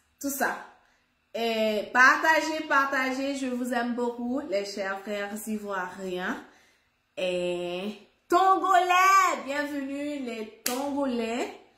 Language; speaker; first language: French; non-native, local second language; Haitian Creole